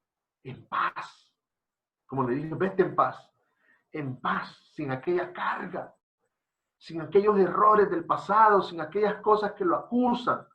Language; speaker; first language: Spanish; native; Spanish